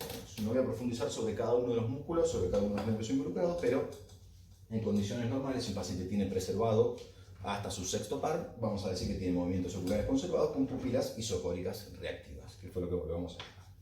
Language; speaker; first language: Spanish; native; Spanish